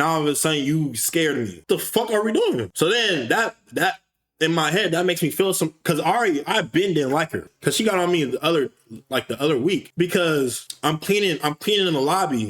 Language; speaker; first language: English; native; English